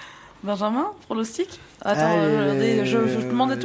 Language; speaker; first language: French; native; French